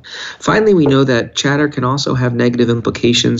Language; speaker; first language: English; native; English